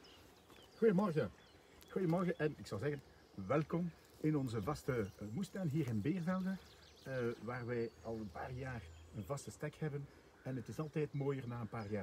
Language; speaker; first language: Dutch; native; Dutch